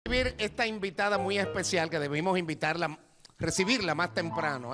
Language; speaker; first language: Spanish; native; Spanish